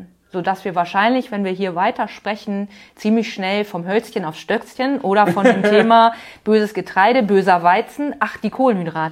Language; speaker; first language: German; native; German